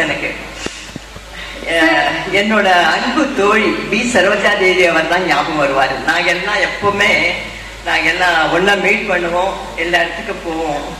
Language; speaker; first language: Tamil; non-native, local second language; Telugu